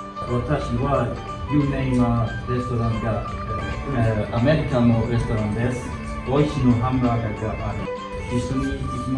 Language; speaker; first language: Japanese; non-native, learner; English